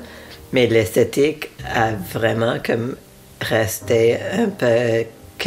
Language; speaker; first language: French; non-native, local second language; English